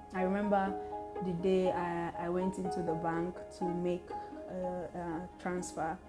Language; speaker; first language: English; non-native, local second language; Igbo